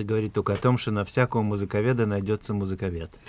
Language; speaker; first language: Russian; native; Russian